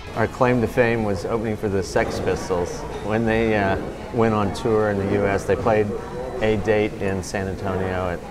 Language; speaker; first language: English; native; English